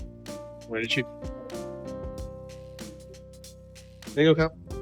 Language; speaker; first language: English; non-native, local second language; Chinese